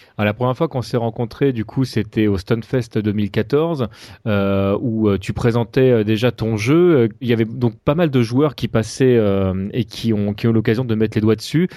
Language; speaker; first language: French; native; French